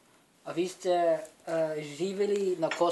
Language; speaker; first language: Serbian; non-native, learner; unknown